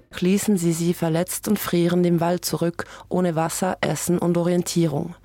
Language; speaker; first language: German; native; German